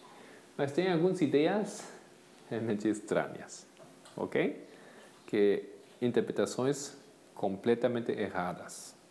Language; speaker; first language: Portuguese; non-native, fluent; Spanish